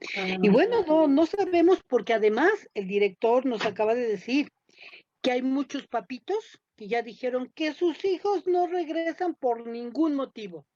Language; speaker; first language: Spanish; native; Spanish